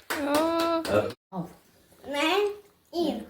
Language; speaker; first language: German; early bilingual, other home language; Russian